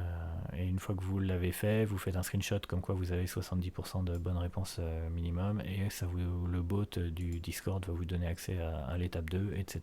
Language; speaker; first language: French; native; French